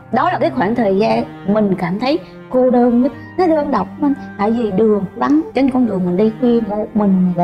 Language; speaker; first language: Vietnamese; native; Vietnamese